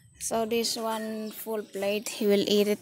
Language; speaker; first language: English; non-native, local second language; Filipino